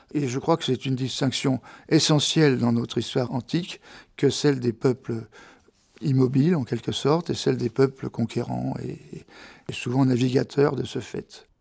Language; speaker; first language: French; non-native, fluent; Italian